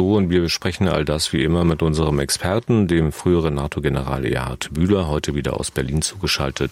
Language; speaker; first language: German; native; German